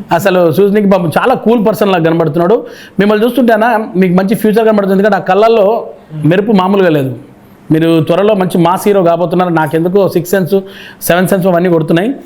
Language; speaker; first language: Telugu; native; Telugu